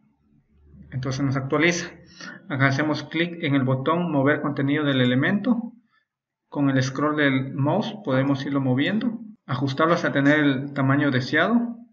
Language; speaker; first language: Spanish; native; Spanish